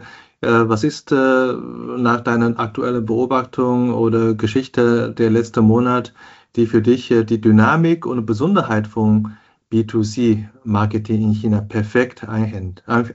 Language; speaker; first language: German; non-native, fluent; Chinese